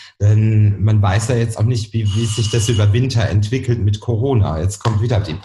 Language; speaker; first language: German; native; German